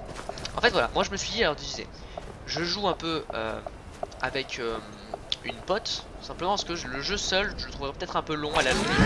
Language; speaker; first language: French; native; French